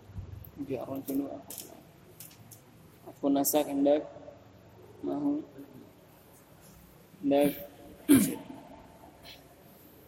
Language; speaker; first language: Arabic; non-native, fluent; Indonesian